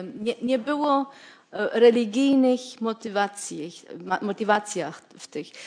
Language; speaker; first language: Polish; non-native, fluent; German